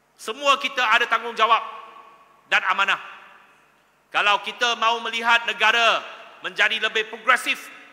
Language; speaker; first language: Malay; non-native, local second language; Chinese